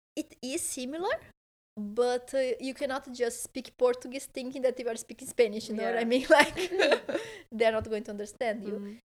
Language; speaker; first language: English; non-native, fluent; Portuguese